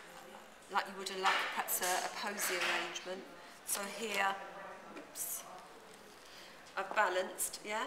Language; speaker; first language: English; native; English